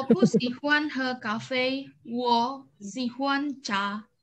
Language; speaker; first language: Chinese; non-native, learner; Indonesian